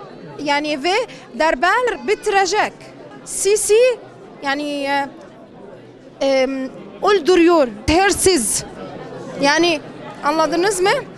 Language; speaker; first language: Turkish; non-native, learner; Arabic